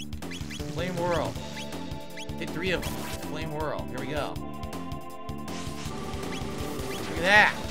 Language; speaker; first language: English; native; English